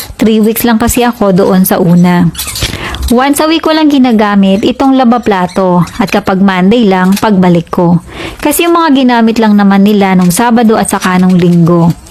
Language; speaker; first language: Filipino; native; Filipino